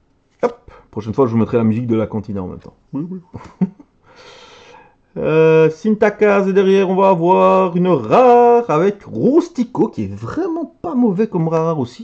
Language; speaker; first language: French; native; French